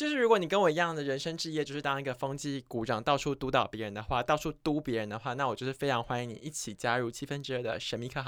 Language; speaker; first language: Chinese; native; Chinese